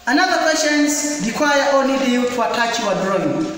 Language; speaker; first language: English; non-native, local second language; Swahili